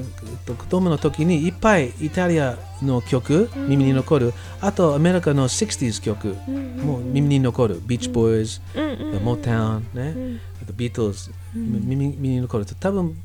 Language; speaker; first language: Japanese; non-native, learner; English